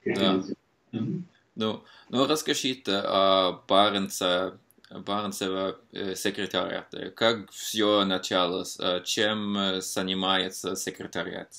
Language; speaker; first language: Russian; non-native, fluent; Norwegian